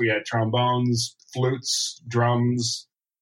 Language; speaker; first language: English; native; English